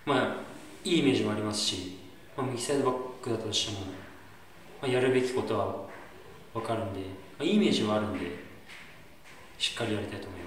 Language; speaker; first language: Japanese; native; Japanese